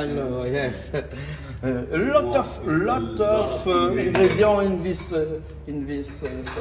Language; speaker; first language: English; non-native, learner; French